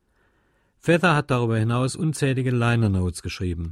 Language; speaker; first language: German; native; German